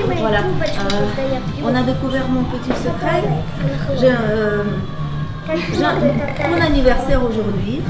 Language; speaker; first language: French; non-native, fluent; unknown